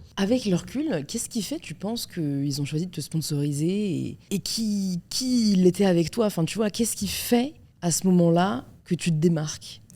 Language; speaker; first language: French; native; French